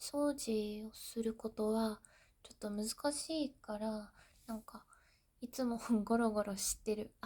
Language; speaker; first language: Japanese; non-native, learner; English